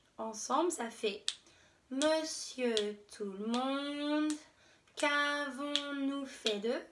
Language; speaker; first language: French; non-native, fluent; English